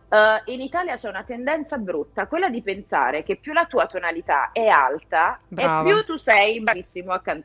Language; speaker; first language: Italian; native; Italian